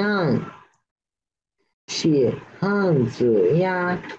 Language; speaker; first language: Chinese; non-native, learner; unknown